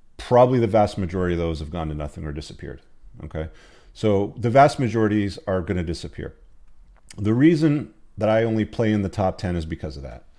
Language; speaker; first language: English; native; English